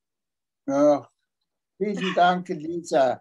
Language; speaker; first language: German; non-native, fluent; Tuvinian